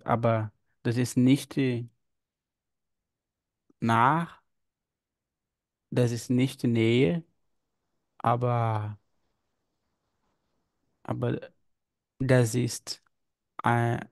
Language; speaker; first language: German; non-native, learner; Portuguese